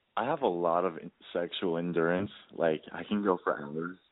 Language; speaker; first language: English; native; English